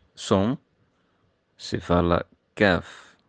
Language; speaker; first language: Portuguese; non-native, learner; Arabic